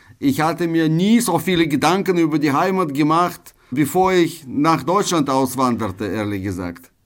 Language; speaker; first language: German; non-native, fluent; Russian